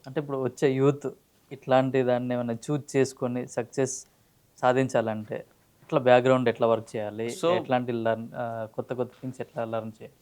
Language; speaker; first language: Telugu; native; Telugu